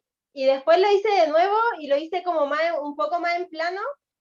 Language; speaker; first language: Spanish; native; Spanish